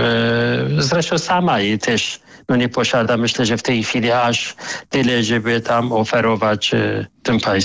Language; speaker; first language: Polish; non-native, fluent; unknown